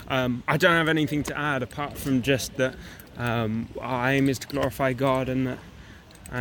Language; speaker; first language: English; native; English